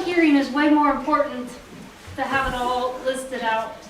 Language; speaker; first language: English; native; English